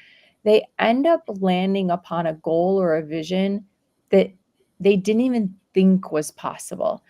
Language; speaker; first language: English; native; English